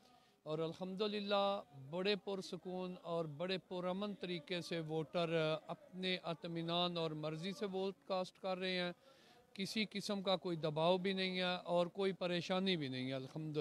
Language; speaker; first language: Hindi; non-native, local second language; Punjabi